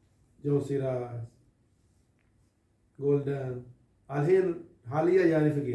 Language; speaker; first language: Arabic; non-native, learner; Urdu